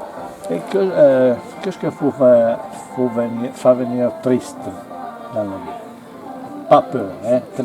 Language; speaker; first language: French; non-native, learner; Italian